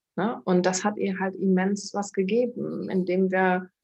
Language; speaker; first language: German; early bilingual, other home language; Turkish